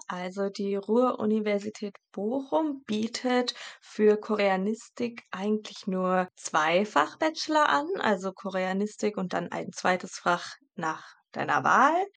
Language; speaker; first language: German; native; German